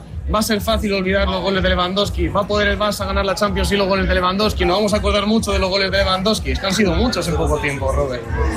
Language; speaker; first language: Spanish; native; Spanish